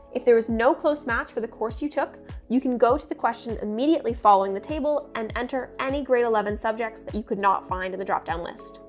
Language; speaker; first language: English; native; English